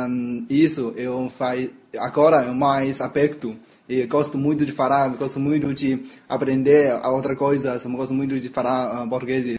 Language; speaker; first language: Portuguese; non-native, learner; Chinese